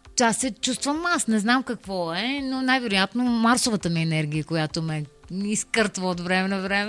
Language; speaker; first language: Bulgarian; native; Bulgarian